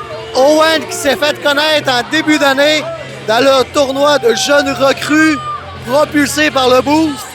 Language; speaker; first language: French; native; French